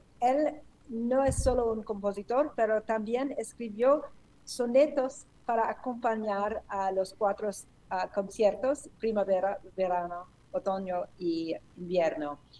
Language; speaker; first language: Spanish; non-native, fluent; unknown